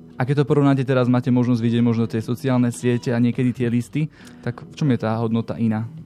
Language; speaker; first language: Slovak; native; Slovak